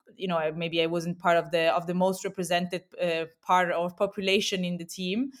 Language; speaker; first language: English; non-native, fluent; Italian